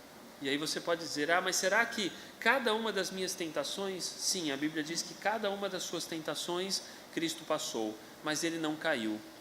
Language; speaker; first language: Portuguese; native; Portuguese